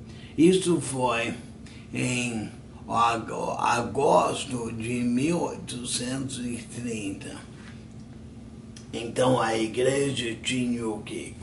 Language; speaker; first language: Portuguese; non-native, fluent; English